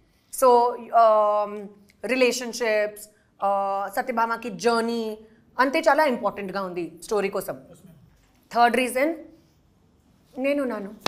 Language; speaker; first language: Telugu; non-native, learner; Hindi